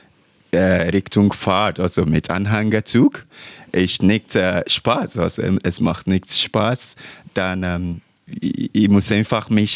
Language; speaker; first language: German; non-native, learner; English